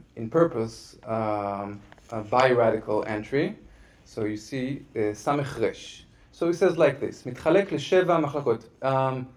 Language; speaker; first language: English; non-native, fluent; Hebrew